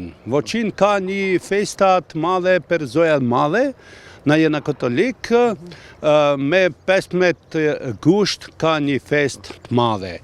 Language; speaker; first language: Albanian; non-native, local second language; Croatian